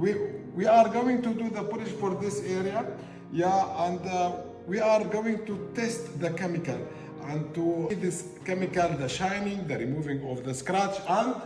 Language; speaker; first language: English; non-native, learner; Arabic